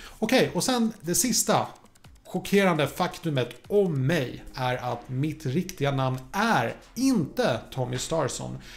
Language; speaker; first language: Swedish; early bilingual, other home language; Polish